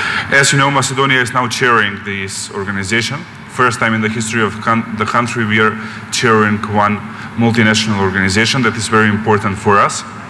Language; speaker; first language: English; non-native, fluent; Macedonian